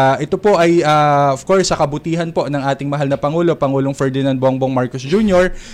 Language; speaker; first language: Filipino; native; Filipino